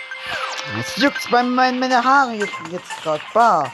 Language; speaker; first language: German; native; German